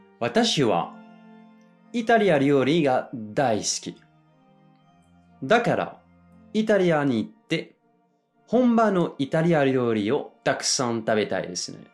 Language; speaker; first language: Japanese; non-native, fluent; French